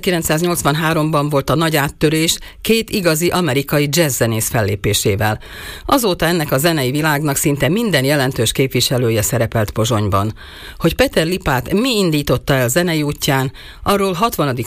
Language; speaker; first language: Hungarian; native; Hungarian